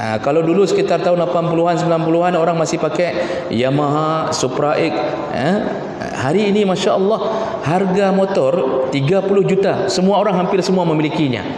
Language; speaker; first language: Malay; native; Malay